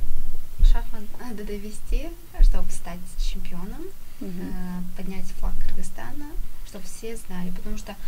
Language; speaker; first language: Russian; non-native, local second language; Kyrgyz